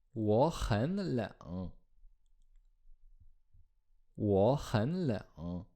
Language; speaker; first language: Chinese; non-native, fluent; Polish